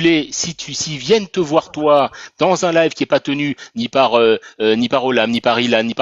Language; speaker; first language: French; native; French